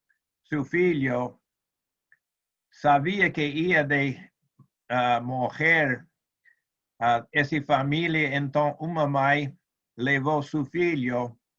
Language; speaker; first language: Spanish; non-native, learner; Portuguese